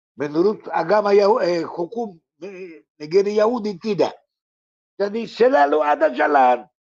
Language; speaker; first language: Indonesian; non-native, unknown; Hebrew